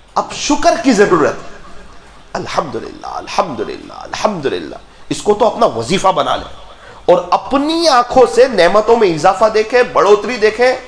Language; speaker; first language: Urdu; non-native, local second language; Gujarati